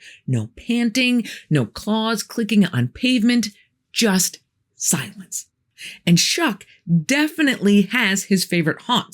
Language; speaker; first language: English; native; English